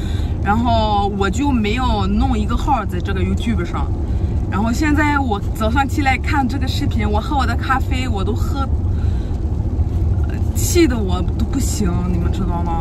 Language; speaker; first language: Chinese; non-native, fluent; French